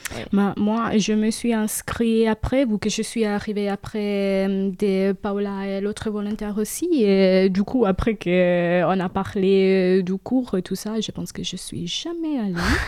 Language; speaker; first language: French; non-native, fluent; Italian